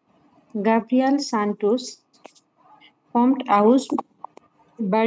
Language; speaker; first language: German; non-native, learner; Bangla